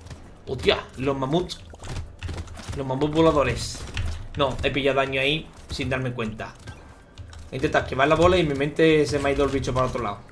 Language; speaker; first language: Spanish; native; Spanish